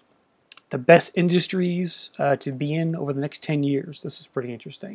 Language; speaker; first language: English; native; English